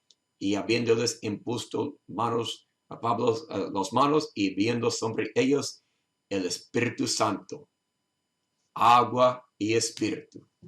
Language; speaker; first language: Spanish; non-native, learner; English